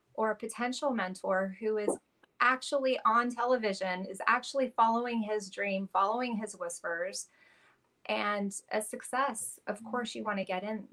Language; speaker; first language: English; native; English